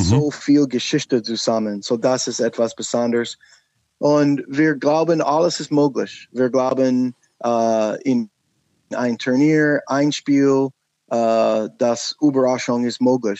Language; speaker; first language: German; non-native, learner; English